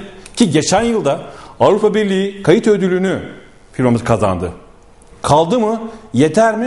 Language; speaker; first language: Turkish; native; Turkish